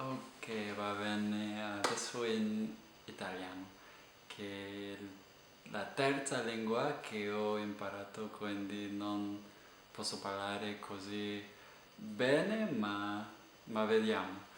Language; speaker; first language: Italian; non-native, fluent; English